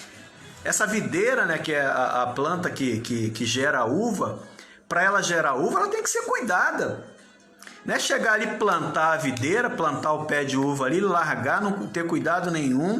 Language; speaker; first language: Portuguese; native; Portuguese